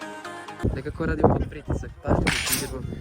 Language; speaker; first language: Bosnian; native; Bosnian